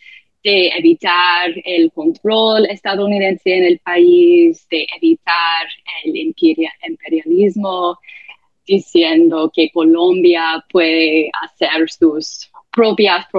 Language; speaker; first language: Spanish; non-native, fluent; English